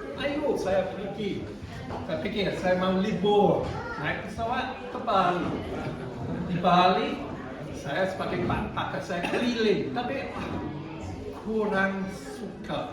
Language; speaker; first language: Indonesian; non-native, fluent; English